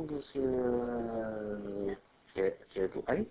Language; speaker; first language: Chinese; non-native, learner; Korean